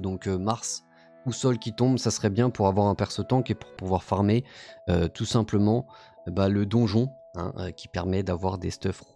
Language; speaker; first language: French; native; French